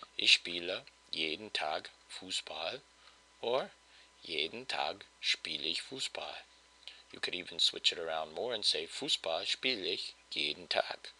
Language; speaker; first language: German; non-native, fluent; English